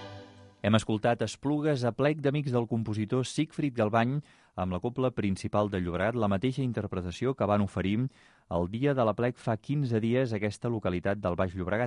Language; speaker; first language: Catalan; native; Catalan